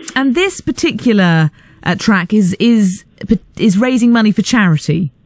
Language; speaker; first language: English; native; English